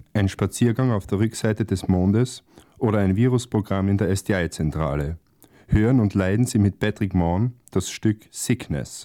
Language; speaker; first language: German; native; German